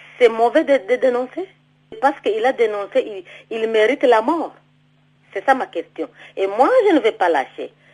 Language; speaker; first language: French; non-native, local second language; Swahili